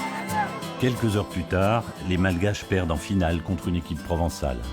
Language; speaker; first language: French; native; French